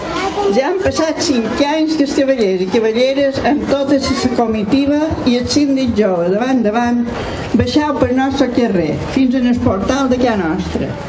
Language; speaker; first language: Catalan; native; Catalan